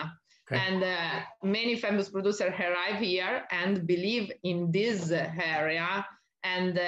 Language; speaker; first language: English; non-native, learner; Italian